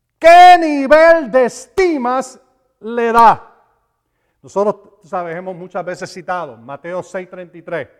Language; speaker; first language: Spanish; native; Spanish